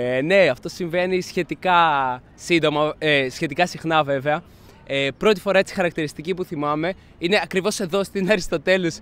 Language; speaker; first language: Greek; native; Greek